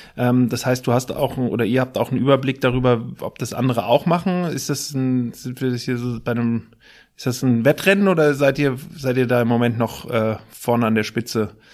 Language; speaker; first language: German; native; German